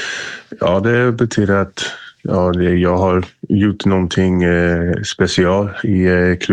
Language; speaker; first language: Swedish; non-native, learner; English